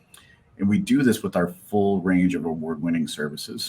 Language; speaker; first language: English; native; English